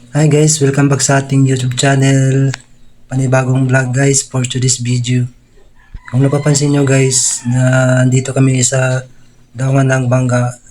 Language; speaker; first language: Filipino; non-native, local second language; Waray